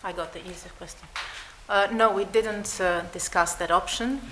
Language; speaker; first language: English; non-native, fluent; Italian